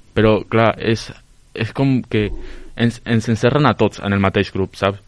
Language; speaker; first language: Catalan; non-native, local second language; Spanish